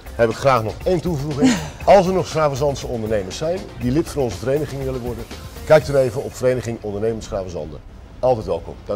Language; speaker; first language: Dutch; native; Dutch